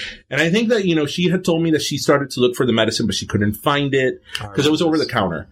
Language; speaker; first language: English; early bilingual, other home language; Spanish